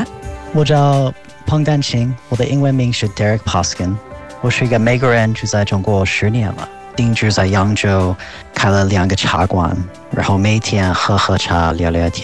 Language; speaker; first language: Chinese; non-native, fluent; English